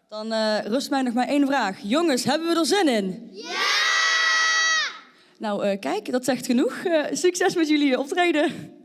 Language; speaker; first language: Dutch; native; Dutch